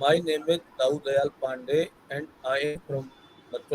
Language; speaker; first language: English; non-native, learner; Hindi